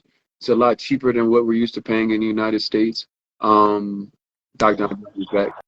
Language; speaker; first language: English; native; English